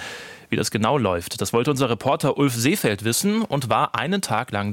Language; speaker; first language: German; native; German